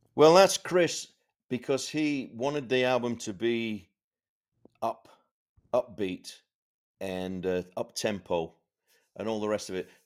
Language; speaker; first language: English; native; English